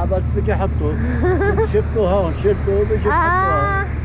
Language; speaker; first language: Arabic; native; Arabic